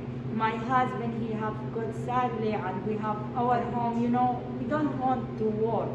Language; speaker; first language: English; non-native, learner; Arabic